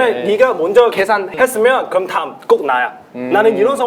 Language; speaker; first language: Korean; non-native, local second language; Chinese